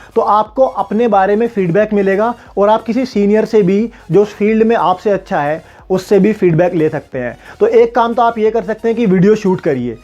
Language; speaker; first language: Hindi; native; Hindi